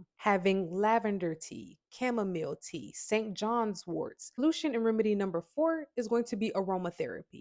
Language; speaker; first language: English; native; English